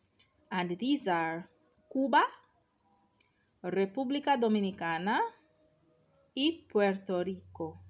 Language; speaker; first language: Spanish; non-native, fluent; English